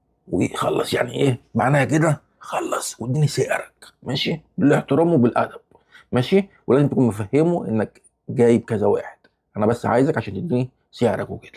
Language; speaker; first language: Arabic; native; Arabic